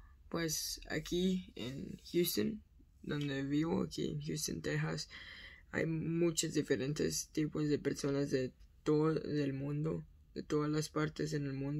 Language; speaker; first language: Spanish; early bilingual, heritage; Spanish